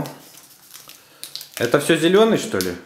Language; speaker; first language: Russian; native; Russian